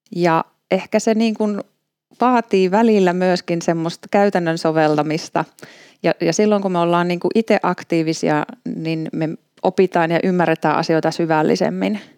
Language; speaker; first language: Finnish; native; Finnish